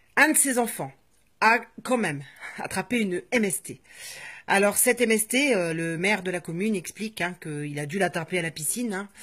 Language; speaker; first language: French; native; French